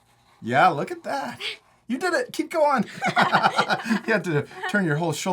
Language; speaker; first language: English; native; English